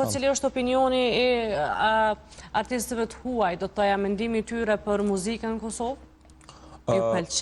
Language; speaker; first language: Albanian; native; Albanian